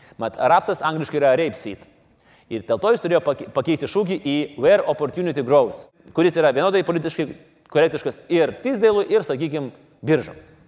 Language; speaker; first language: Lithuanian; native; Lithuanian